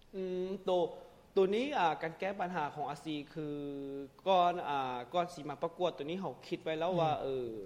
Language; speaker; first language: Lao; non-native, local second language; Hmong